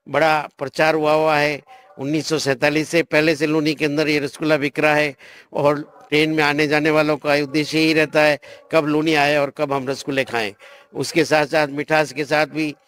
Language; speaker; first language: Hindi; native; Hindi